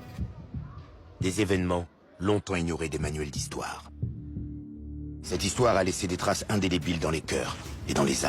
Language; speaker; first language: French; native; French